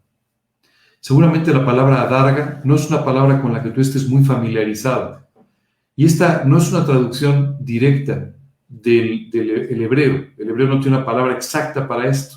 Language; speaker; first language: Spanish; native; Spanish